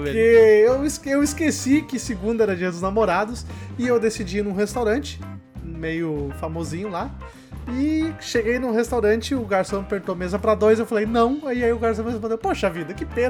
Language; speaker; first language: Portuguese; native; Portuguese